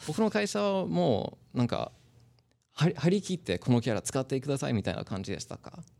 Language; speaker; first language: Japanese; non-native, fluent; English